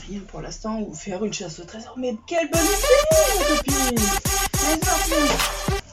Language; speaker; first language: French; native; French